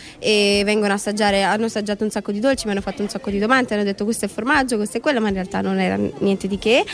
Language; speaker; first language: Italian; non-native, learner; Urdu